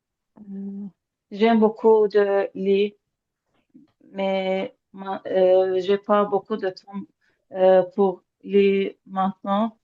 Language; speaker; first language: French; non-native, learner; Azerbaijani